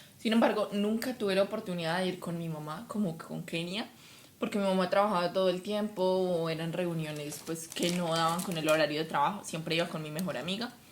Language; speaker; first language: Spanish; native; Spanish